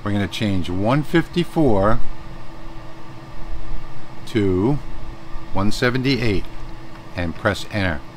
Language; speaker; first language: English; native; English